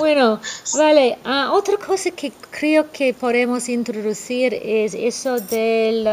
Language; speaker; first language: Spanish; non-native, fluent; English